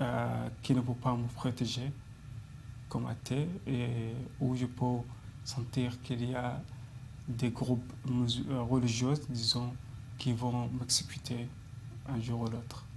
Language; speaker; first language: French; non-native, fluent; Arabic